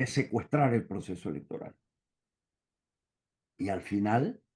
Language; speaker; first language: Spanish; native; Spanish